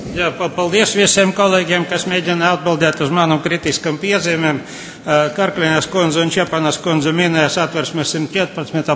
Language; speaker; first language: Latvian; non-native, local second language; Russian